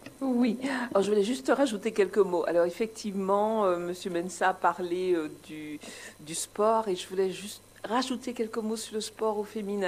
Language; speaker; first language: French; native; French